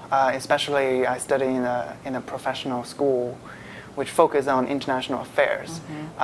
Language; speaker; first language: English; non-native, fluent; Chinese